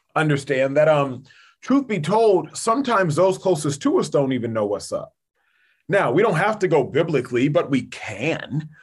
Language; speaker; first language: English; early bilingual, other home language; Yoruba